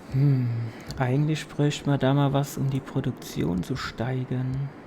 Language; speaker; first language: German; native; German